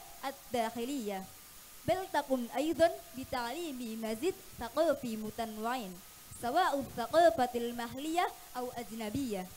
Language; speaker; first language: Arabic; non-native, learner; Indonesian